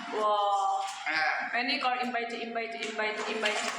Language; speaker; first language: English; non-native, learner; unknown